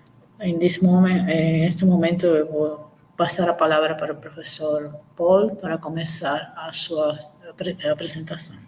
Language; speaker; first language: Portuguese; non-native, fluent; Spanish